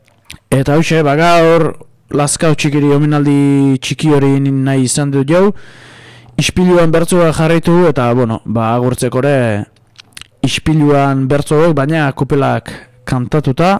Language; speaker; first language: Basque; native; Basque